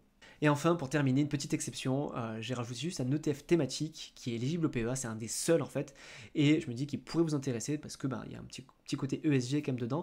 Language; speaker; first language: French; native; French